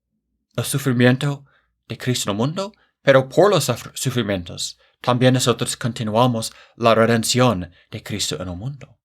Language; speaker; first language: Spanish; non-native, fluent; English